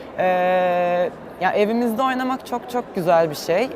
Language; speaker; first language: Turkish; native; Turkish